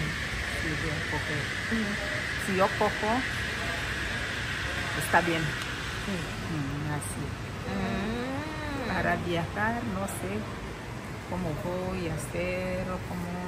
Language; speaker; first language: Spanish; non-native, learner; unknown